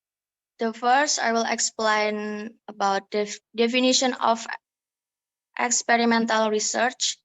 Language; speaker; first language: English; non-native, learner; Indonesian